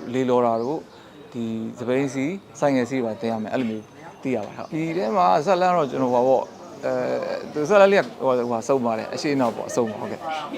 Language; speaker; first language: Burmese; non-native, local second language; Shan